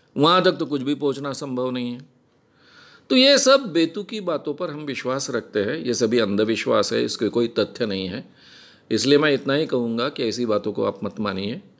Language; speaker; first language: Hindi; native; Hindi